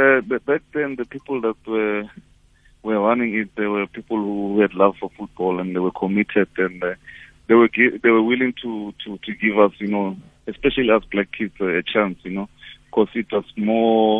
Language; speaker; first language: English; non-native, local second language; Tswana